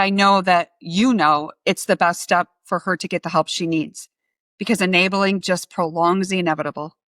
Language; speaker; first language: English; native; English